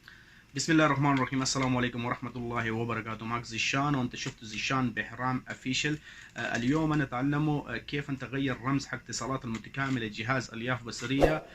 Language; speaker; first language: Arabic; non-native, learner; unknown